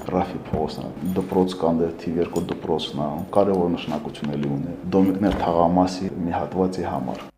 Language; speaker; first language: Armenian; native; Armenian